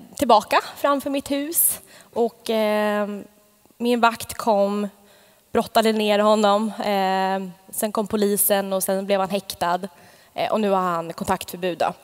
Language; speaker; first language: Swedish; native; Swedish